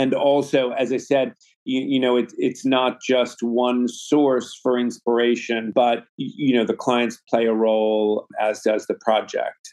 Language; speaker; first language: English; native; English